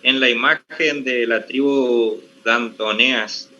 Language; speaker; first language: Spanish; native; Spanish